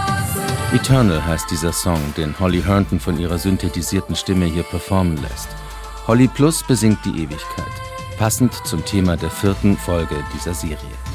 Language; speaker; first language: German; native; German